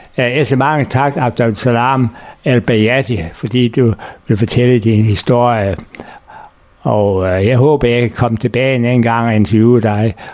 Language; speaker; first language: Danish; native; Danish